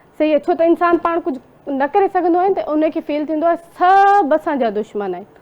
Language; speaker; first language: Sindhi; non-native, local second language; Urdu